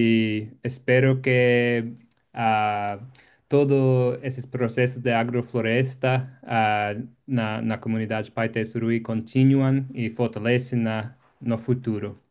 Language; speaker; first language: Portuguese; non-native, fluent; English